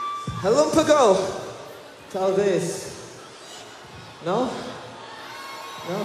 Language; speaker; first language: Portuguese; non-native, learner; English